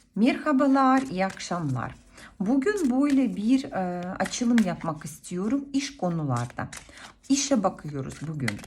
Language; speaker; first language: Turkish; non-native, fluent; Russian